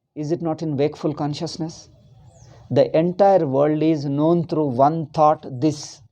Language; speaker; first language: English; non-native, local second language; Kannada